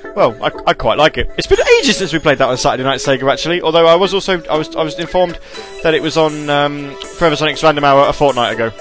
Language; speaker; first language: English; native; English